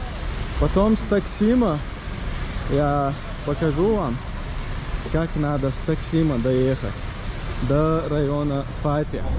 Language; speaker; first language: Russian; non-native, local second language; Chechen